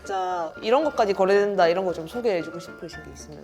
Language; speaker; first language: Korean; native; Korean